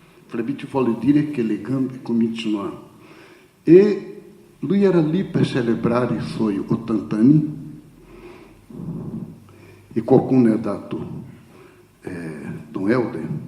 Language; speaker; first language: Italian; non-native, fluent; Portuguese